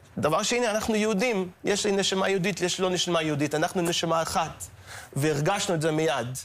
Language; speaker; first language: Hebrew; non-native, fluent; English